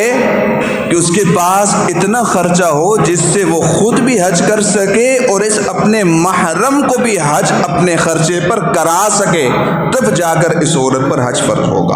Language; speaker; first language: Urdu; native; Urdu